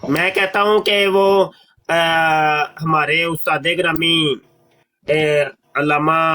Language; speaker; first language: Urdu; non-native, local second language; Punjabi